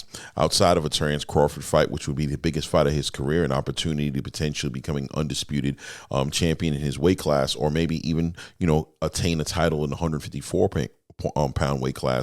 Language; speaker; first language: English; native; English